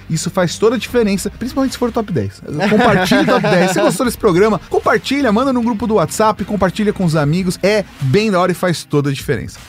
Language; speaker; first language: Portuguese; native; Portuguese